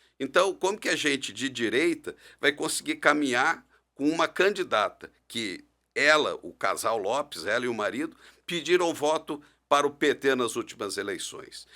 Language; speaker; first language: Portuguese; native; Portuguese